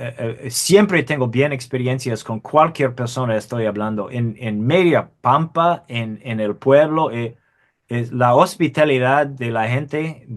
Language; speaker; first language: Spanish; non-native, fluent; English